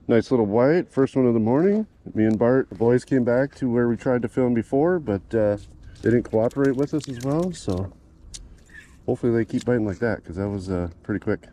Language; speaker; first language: English; native; English